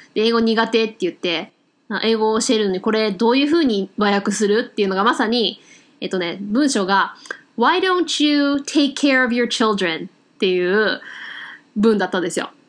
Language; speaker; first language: Japanese; native; Japanese